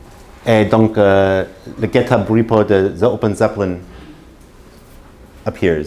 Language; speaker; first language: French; non-native, learner; English